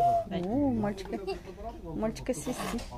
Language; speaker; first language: Russian; native; Russian